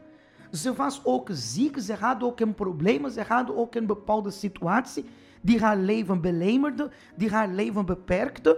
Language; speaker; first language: Dutch; non-native, fluent; Portuguese